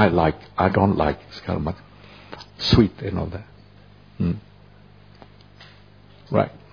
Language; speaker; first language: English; non-native, fluent; Indonesian